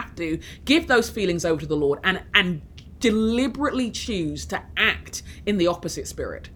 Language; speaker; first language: English; early bilingual, other home language; Yoruba